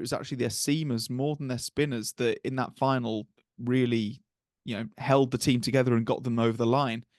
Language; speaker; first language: English; native; English